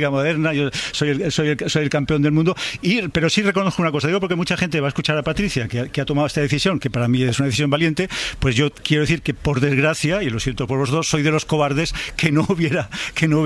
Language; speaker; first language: Spanish; native; Spanish